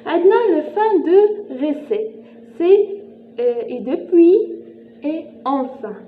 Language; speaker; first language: French; non-native, local second language; Arabic